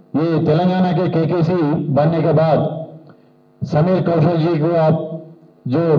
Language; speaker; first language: Hindi; non-native, local second language; Telugu